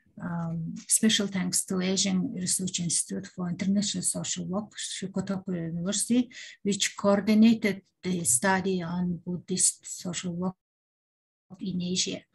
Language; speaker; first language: English; non-native, learner; Mongolian